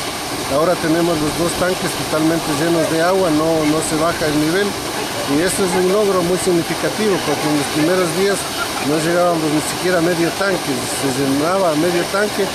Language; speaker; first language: Spanish; native; Spanish